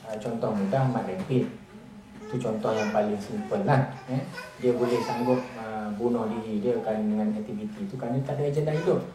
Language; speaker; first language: Malay; native; Malay